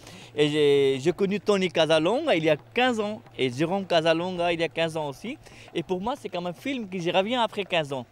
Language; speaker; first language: French; non-native, learner; Hindi